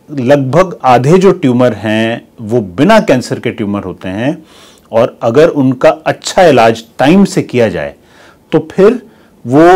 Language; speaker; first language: Hindi; native; Hindi